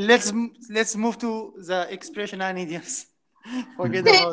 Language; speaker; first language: English; non-native, fluent; Kurdish